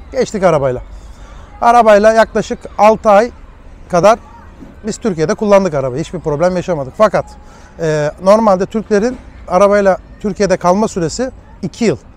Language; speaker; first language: Turkish; early bilingual, heritage; Turkish